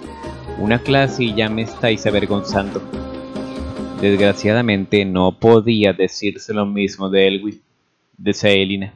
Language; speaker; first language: Spanish; native; Spanish